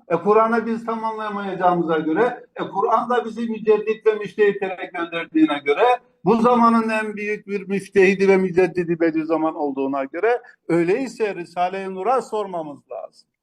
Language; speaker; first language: Turkish; native; Turkish